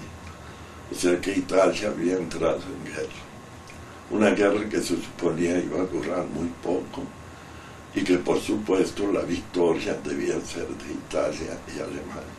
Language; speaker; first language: Spanish; non-native, fluent; Italian